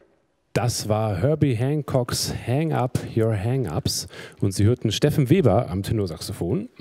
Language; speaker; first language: German; native; German